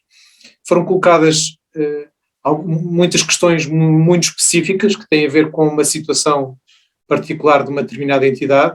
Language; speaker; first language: Portuguese; native; Portuguese